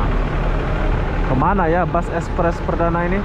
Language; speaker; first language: Indonesian; native; Indonesian